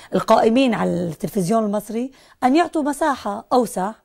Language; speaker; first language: Arabic; native; Arabic